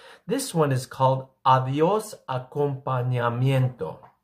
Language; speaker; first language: English; early bilingual, other home language; Spanish